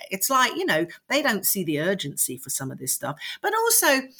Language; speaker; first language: English; native; English